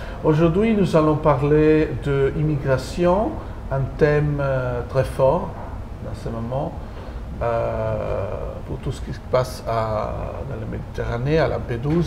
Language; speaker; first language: French; non-native, fluent; Italian